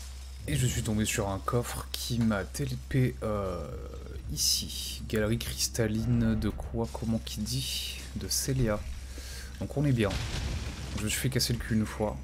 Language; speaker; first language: French; native; French